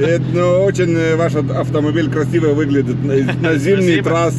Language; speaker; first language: Russian; non-native, fluent; Lithuanian